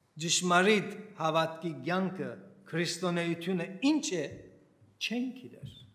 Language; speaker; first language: Armenian; early bilingual, heritage; Armenian